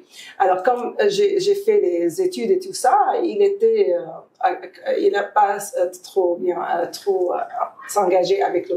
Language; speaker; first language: French; non-native, fluent; Arabic